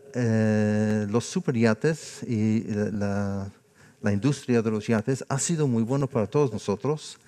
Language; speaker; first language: Spanish; non-native, fluent; English